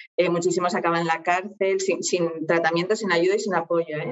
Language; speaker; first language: Spanish; native; Spanish